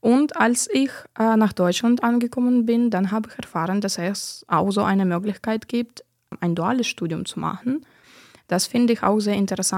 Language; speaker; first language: German; non-native, fluent; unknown